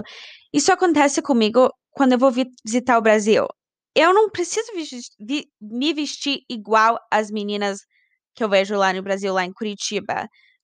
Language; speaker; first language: Portuguese; early bilingual, heritage; Portuguese